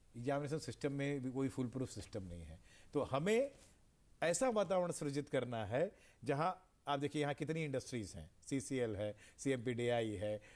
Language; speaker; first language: Hindi; native; Hindi